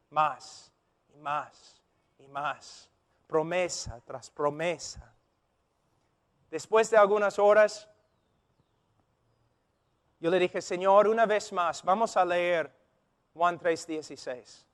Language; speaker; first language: Spanish; non-native, fluent; English